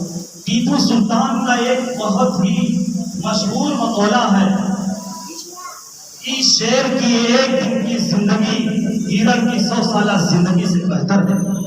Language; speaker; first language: Urdu; native; Urdu